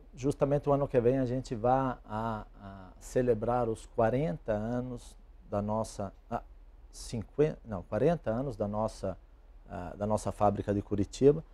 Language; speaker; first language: Portuguese; non-native, fluent; Italian